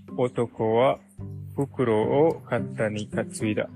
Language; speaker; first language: Japanese; non-native, learner; English